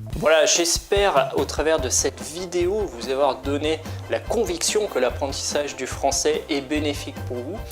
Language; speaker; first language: French; native; French